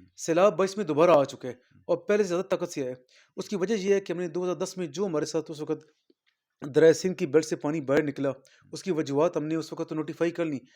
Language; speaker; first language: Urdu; non-native, local second language; Punjabi